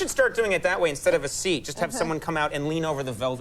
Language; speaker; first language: English; native; English